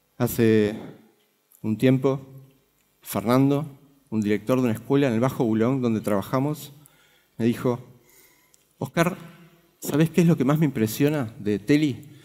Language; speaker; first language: Spanish; native; Spanish